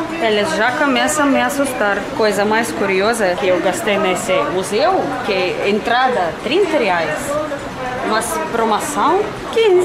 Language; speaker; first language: Portuguese; non-native, fluent; Russian